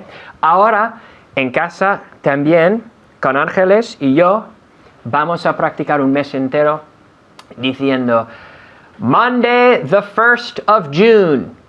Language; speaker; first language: Spanish; non-native, fluent; English